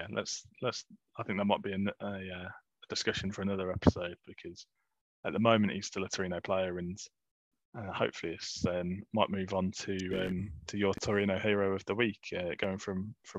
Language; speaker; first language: English; native; English